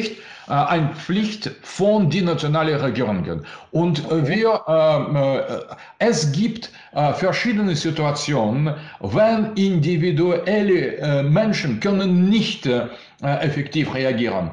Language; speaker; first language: German; non-native, learner; Russian